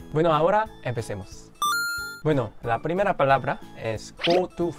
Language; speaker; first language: Spanish; non-native, fluent; Korean